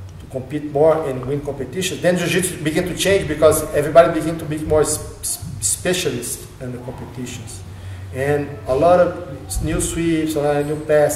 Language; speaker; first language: English; non-native, learner; Portuguese